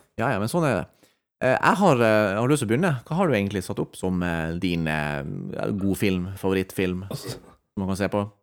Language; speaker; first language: Norwegian; native; Norwegian